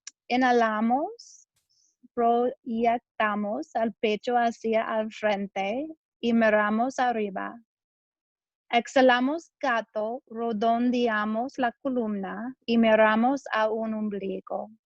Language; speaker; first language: Spanish; non-native, learner; English